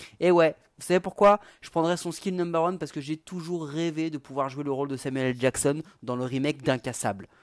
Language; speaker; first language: French; native; French